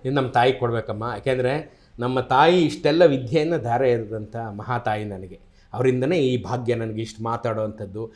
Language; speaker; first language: Kannada; native; Kannada